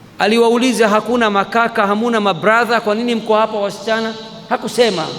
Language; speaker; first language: Swahili; native; Swahili